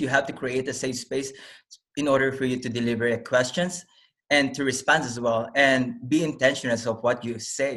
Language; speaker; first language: English; non-native, local second language; Filipino